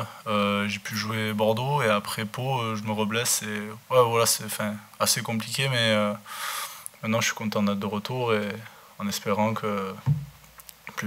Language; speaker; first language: French; non-native, fluent; English